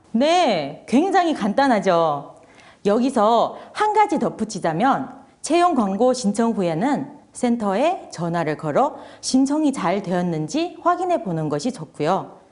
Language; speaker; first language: Korean; non-native, fluent; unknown